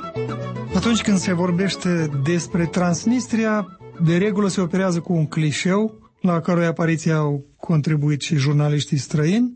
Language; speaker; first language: Romanian; native; Romanian